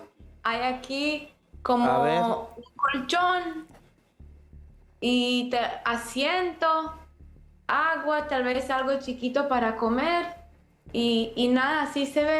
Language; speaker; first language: Spanish; early bilingual, heritage; Spanish